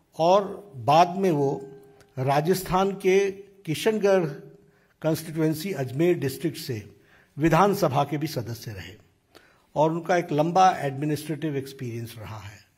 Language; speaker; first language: Hindi; native; Hindi